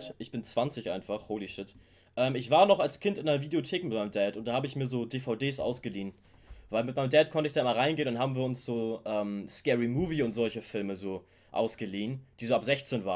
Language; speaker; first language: German; native; German